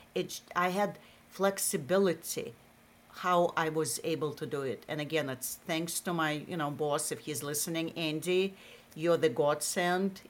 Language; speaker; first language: English; non-native, fluent; Russian